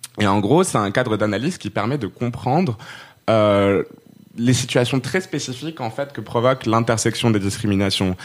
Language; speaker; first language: French; non-native, local second language; Arabic